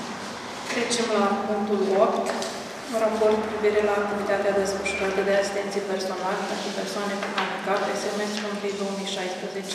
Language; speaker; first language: Romanian; native; Romanian